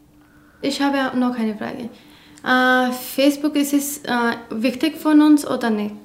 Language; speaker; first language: German; non-native, learner; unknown